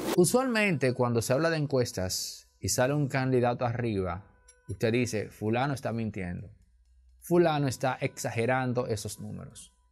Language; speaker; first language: Spanish; native; Spanish